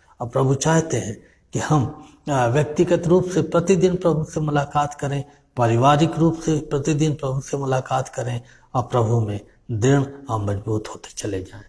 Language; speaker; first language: Hindi; native; Hindi